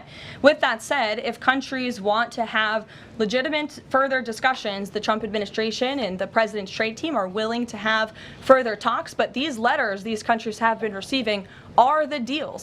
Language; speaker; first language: English; native; English